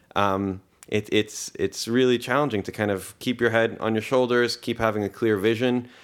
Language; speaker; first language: English; early bilingual, other home language; Hebrew